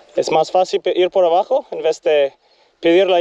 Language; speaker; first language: Spanish; non-native, learner; English